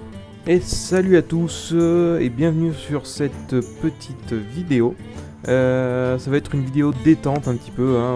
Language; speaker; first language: French; native; French